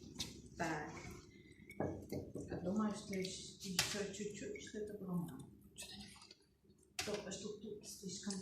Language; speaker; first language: Russian; non-native, learner; Czech